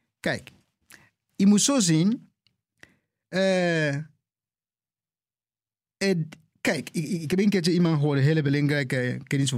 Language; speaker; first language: Dutch; non-native, fluent; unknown